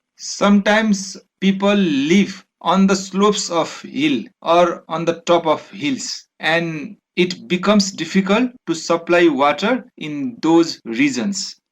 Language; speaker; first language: English; non-native, local second language; Nepali